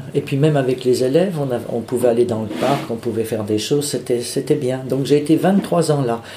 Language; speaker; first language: French; native; French